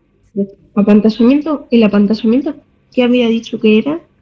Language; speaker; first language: Spanish; native; Spanish